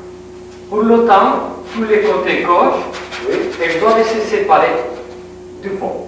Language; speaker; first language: French; non-native, learner; Spanish